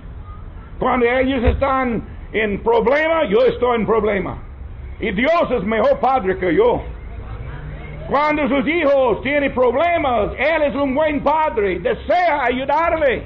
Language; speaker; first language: Spanish; non-native, fluent; English